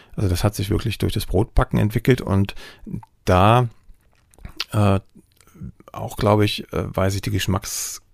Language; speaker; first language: German; native; German